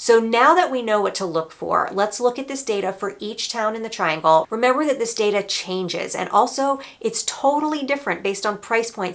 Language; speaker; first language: English; native; English